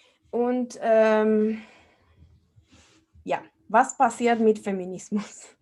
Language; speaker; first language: German; non-native, fluent; Spanish